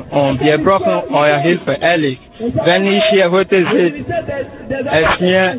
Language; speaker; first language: German; non-native, learner; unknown